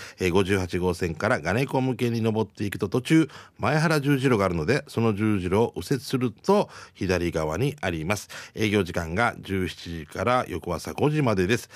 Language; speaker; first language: Japanese; native; Japanese